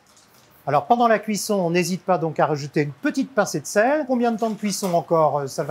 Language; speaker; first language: French; native; French